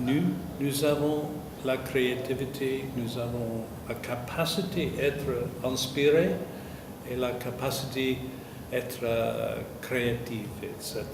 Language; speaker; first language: French; non-native, fluent; English